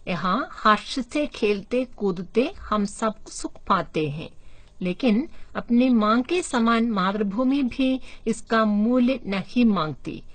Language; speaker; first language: Hindi; non-native, local second language; Malayalam